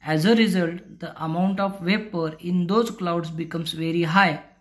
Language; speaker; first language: English; non-native, local second language; Marathi